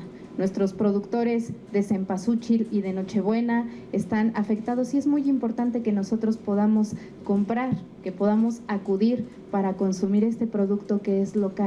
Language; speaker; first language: Spanish; native; Spanish